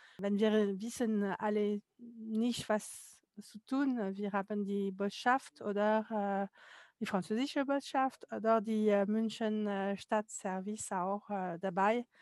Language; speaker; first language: German; non-native, learner; French